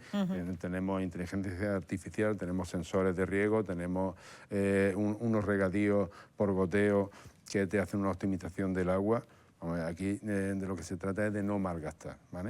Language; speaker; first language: Spanish; native; Spanish